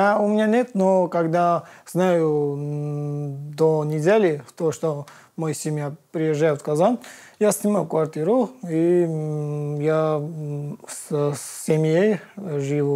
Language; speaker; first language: Russian; non-native, learner; Georgian